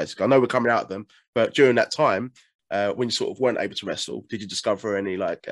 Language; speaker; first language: English; native; English